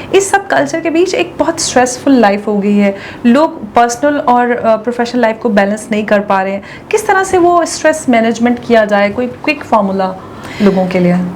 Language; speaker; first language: Hindi; native; Hindi